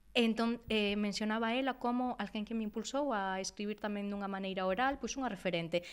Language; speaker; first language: Galician; native; Galician